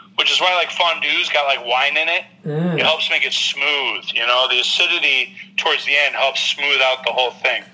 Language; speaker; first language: English; native; English